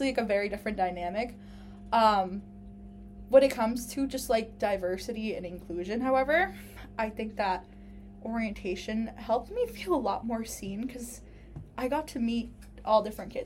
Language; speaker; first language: English; early bilingual, other home language; Spanish